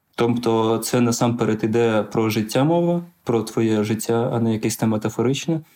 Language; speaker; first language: Ukrainian; non-native, local second language; Russian